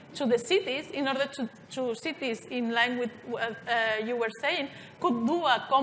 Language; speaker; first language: English; non-native, fluent; Spanish